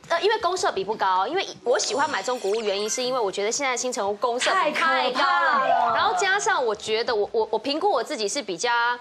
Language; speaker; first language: Chinese; native; Chinese